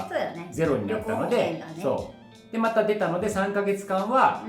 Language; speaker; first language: Japanese; native; Japanese